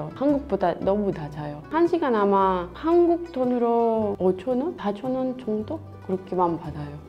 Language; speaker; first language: Korean; non-native, learner; Spanish